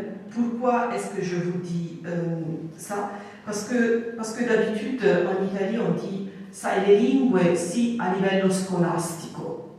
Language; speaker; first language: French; non-native, fluent; Italian